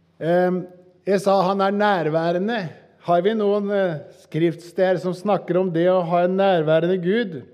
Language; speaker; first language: Norwegian; native; Norwegian